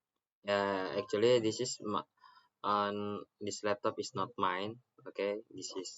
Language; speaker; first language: English; non-native, learner; Indonesian